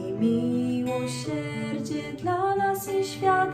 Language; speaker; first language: Polish; native; Polish